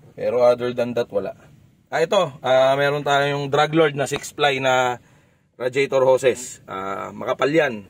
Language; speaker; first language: Filipino; native; Filipino